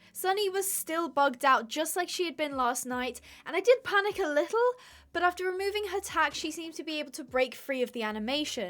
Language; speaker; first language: English; native; English